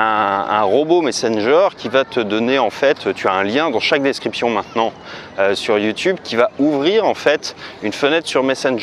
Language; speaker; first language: French; native; French